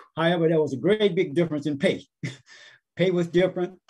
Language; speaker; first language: English; native; English